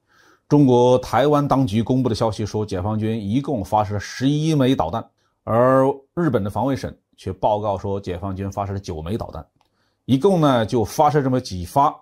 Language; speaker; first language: Chinese; native; Chinese